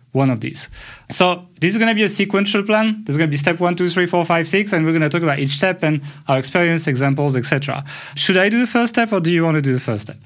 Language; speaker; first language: English; non-native, fluent; French